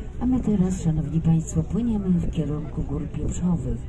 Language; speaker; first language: Polish; native; Polish